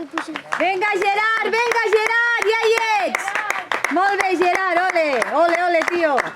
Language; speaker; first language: Catalan; native; Catalan